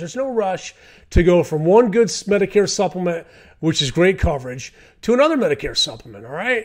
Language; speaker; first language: English; native; English